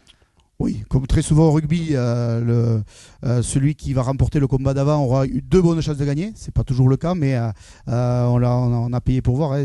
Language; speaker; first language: French; native; French